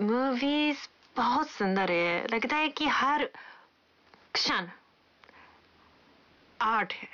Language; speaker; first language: Hindi; non-native, fluent; Japanese